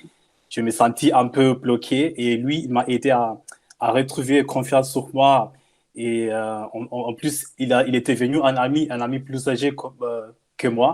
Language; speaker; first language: French; non-native, fluent; English